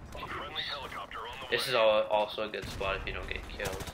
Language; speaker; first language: English; native; English